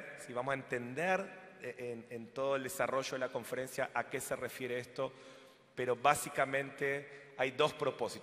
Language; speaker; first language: Spanish; native; Spanish